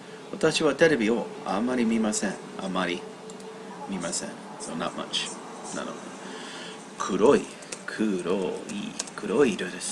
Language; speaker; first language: Japanese; non-native, learner; English